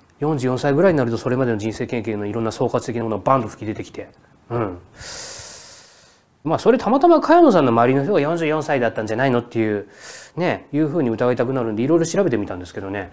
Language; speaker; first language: Japanese; native; Japanese